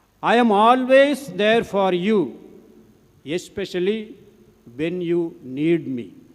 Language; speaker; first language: English; non-native, local second language; Tamil